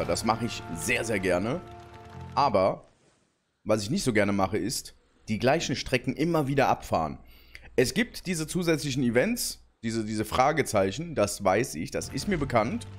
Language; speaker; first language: German; native; German